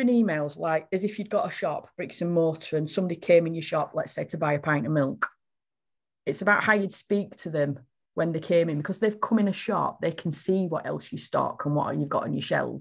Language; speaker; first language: English; native; English